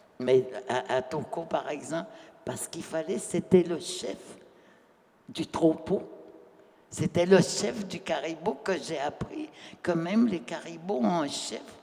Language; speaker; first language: French; non-native, local second language; Innu-aimun